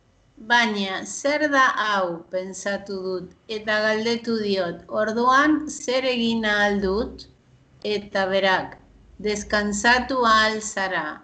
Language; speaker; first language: Basque; non-native, learner; Spanish